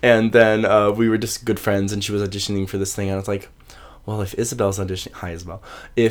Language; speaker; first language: English; native; English